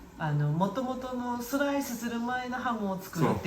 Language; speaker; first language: Japanese; native; Japanese